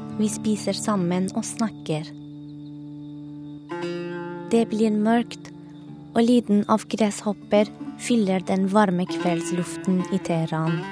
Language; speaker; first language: Norwegian; non-native, fluent; Persian